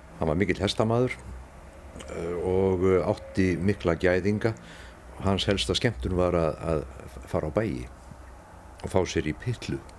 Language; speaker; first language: Icelandic; native; Icelandic